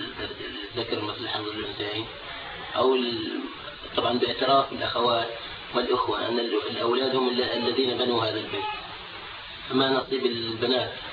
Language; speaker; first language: Arabic; native; Arabic